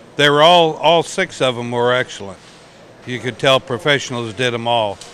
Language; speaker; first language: English; native; English